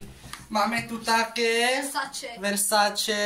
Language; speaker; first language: Slovak; non-native, local second language; Romany